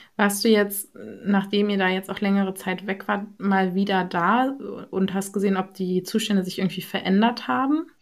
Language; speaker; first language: German; native; German